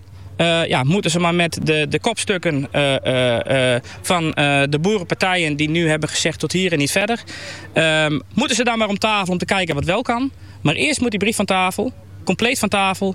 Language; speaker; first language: Dutch; native; Dutch